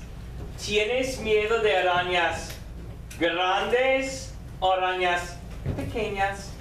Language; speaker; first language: Spanish; non-native, fluent; English